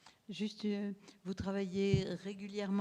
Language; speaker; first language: French; native; French